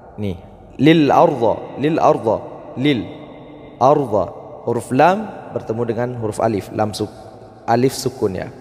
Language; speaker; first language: Malay; native; Malay